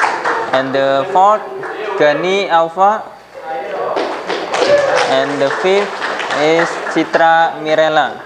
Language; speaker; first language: English; non-native, fluent; Indonesian